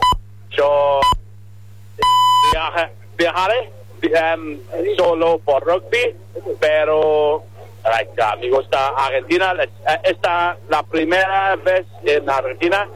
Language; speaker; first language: Spanish; non-native, learner; English